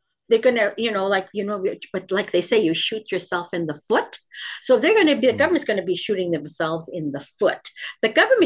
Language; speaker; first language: English; native; English